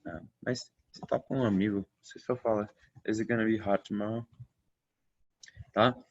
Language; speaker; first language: Portuguese; non-native, fluent; English